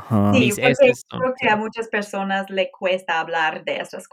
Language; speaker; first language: Spanish; non-native, fluent; English